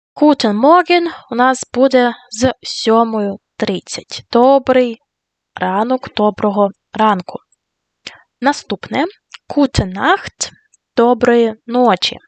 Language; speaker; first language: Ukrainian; native; Ukrainian